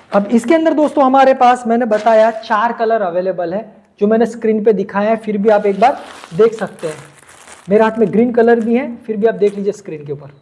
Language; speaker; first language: Hindi; non-native, local second language; Gujarati